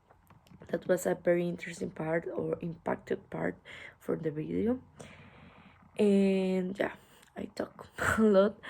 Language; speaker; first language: English; non-native, learner; Spanish